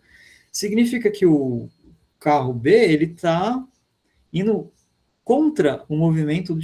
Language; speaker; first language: Portuguese; native; Portuguese